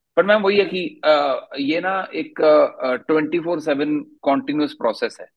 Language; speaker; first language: Hindi; native; Hindi